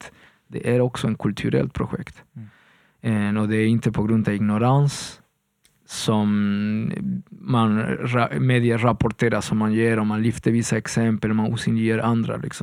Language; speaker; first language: Swedish; non-native, fluent; Spanish